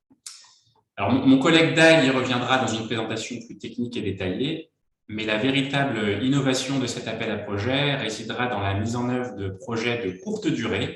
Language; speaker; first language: French; native; French